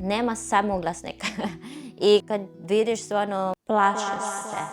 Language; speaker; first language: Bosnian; non-native, fluent; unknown